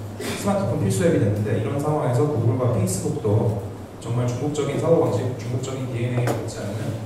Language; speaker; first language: Korean; native; Korean